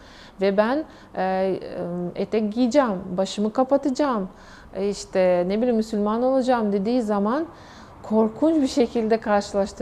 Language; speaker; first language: Turkish; non-native, fluent; Russian